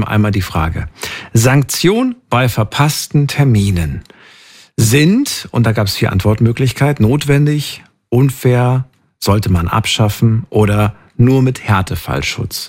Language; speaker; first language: German; native; German